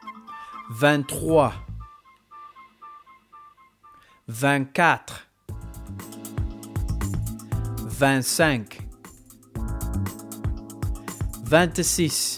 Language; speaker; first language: French; non-native, fluent; English